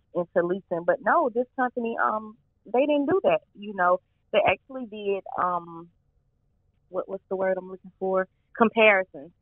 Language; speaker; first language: English; native; English